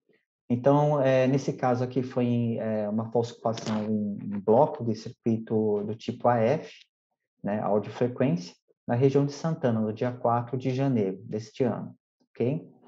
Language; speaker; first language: Portuguese; native; Portuguese